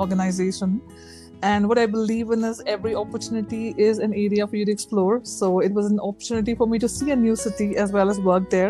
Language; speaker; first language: English; non-native, local second language; Urdu